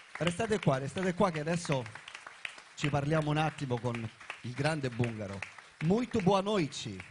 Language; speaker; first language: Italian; native; Italian